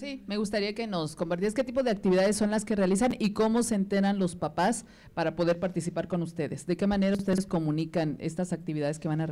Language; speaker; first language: Spanish; native; Spanish